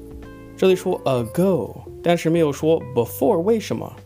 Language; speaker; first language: Chinese; non-native, fluent; English